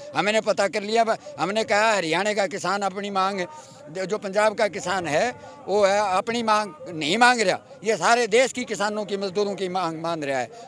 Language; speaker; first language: Hindi; native; Hindi